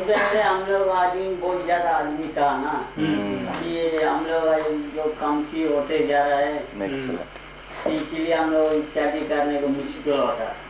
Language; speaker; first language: Hindi; non-native, local second language; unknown